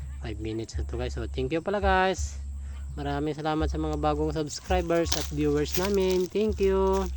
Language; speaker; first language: Filipino; non-native, local second language; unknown